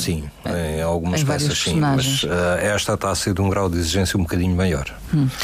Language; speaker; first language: Portuguese; non-native, learner; English